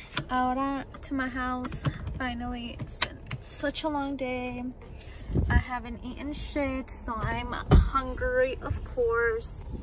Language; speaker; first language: English; early bilingual, other home language; Spanish